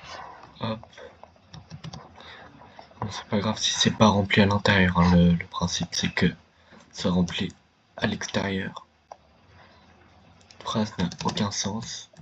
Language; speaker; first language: French; native; French